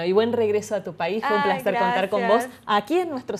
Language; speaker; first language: Spanish; native; Spanish